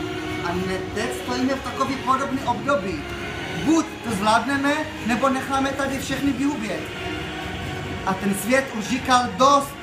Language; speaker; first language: Czech; early bilingual, heritage; Czech